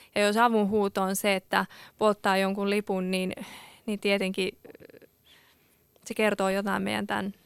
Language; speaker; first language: Finnish; early bilingual, other home language; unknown